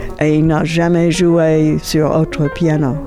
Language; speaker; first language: French; non-native, fluent; English